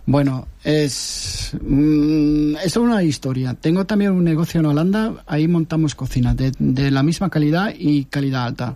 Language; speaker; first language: Spanish; early bilingual, heritage; Dutch